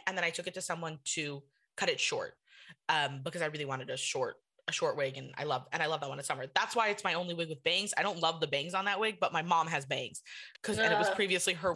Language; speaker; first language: English; native; English